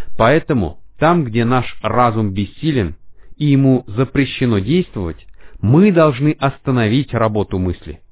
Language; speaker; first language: Russian; non-native, fluent; Arabic